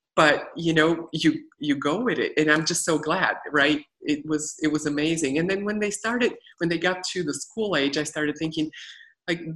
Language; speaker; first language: English; non-native, fluent; Bulgarian